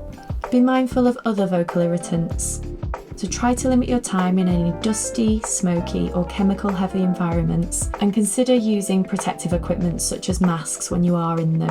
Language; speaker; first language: English; native; English